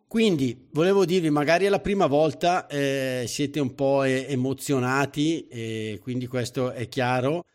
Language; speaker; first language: Italian; native; Italian